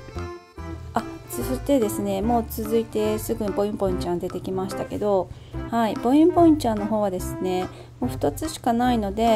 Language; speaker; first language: Japanese; native; Japanese